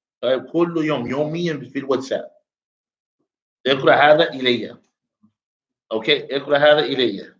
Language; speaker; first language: Arabic; non-native, fluent; English